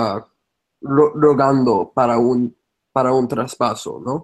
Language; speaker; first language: Spanish; non-native, fluent; English